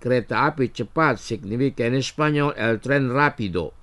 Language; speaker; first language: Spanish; non-native, fluent; Indonesian